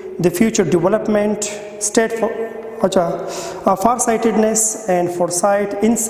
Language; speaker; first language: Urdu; non-native, local second language; Pashto